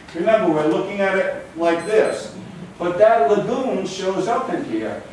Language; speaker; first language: English; native; English